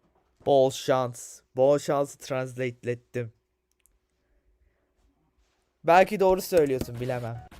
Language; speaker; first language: Turkish; early bilingual, heritage; Turkish